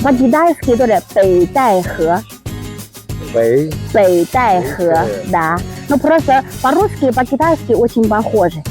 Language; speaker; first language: Russian; non-native, learner; Chinese